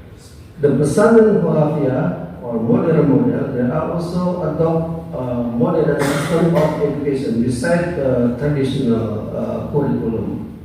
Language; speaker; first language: English; non-native, learner; Indonesian